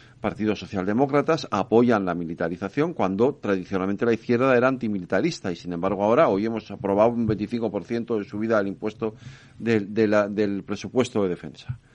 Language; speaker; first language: Spanish; native; Spanish